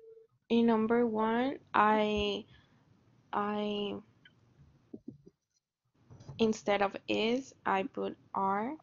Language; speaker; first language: English; non-native, learner; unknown